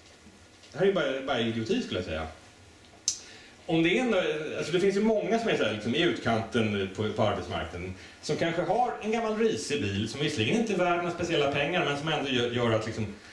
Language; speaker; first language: Swedish; native; Swedish